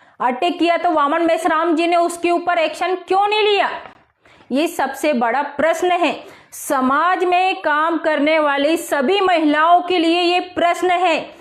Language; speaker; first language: Hindi; non-native, local second language; Marathi